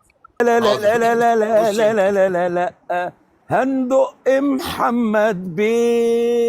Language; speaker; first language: Arabic; native; Arabic